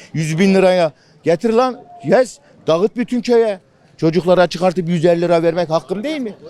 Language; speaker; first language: Turkish; native; Turkish